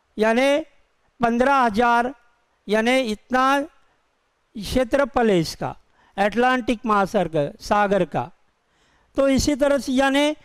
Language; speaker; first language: Hindi; non-native, local second language; Urdu